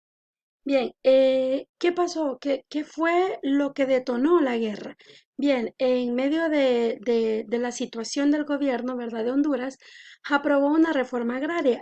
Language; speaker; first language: Spanish; native; Spanish